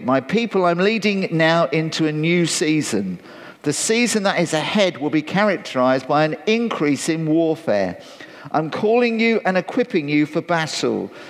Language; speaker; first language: English; native; English